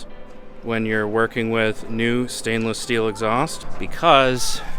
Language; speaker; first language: English; native; English